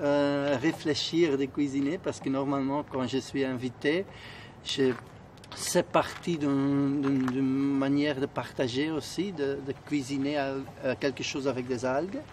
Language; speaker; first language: French; non-native, fluent; Spanish